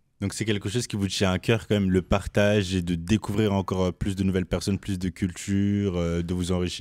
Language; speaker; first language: French; native; French